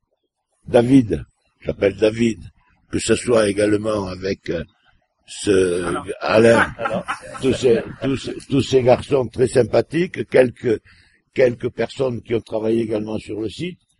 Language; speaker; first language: French; native; French